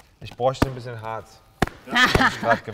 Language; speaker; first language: German; native; German